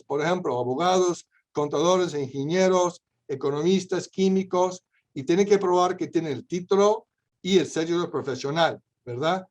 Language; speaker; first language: Spanish; non-native, fluent; English